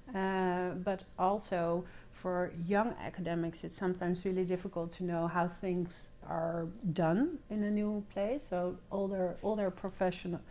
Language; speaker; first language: English; non-native, fluent; Dutch